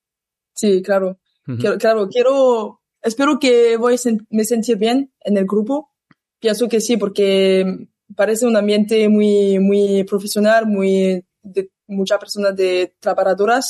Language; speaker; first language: Spanish; non-native, learner; French